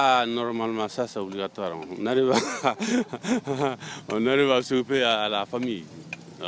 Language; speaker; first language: French; non-native, local second language; Bambara